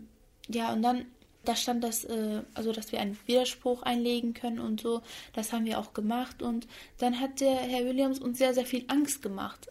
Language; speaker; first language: German; early bilingual, other home language; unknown